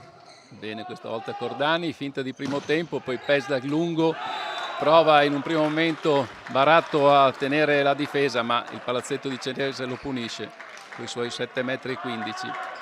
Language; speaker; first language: Italian; native; Italian